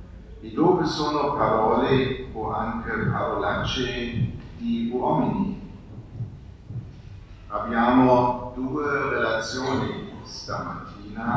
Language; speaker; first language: Italian; non-native, fluent; German